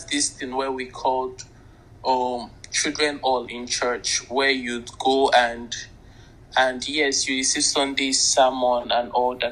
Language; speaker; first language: English; non-native, local second language; Igbo